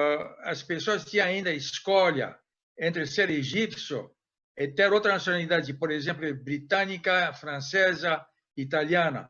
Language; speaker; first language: Portuguese; non-native, fluent; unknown